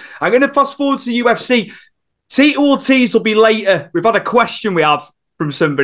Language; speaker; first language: English; native; English